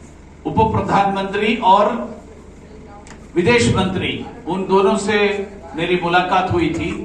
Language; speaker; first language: Hindi; non-native, local second language; Malayalam